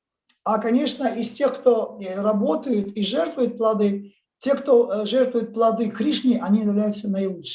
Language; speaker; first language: Russian; native; Russian